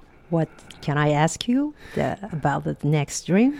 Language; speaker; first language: English; non-native, fluent; Japanese